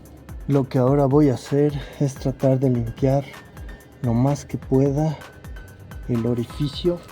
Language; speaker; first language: Spanish; native; Spanish